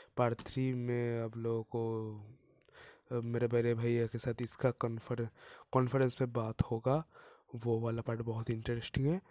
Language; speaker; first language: Hindi; non-native, local second language; Bangla